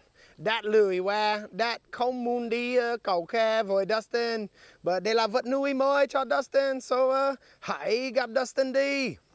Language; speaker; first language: Vietnamese; non-native, learner; English